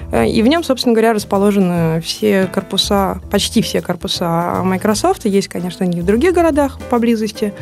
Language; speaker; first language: Russian; native; Russian